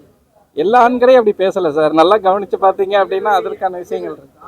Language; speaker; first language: Tamil; native; Tamil